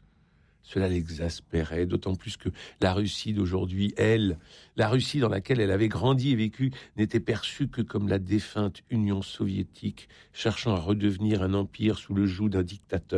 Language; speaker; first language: French; native; French